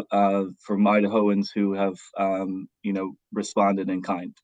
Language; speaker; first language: English; native; English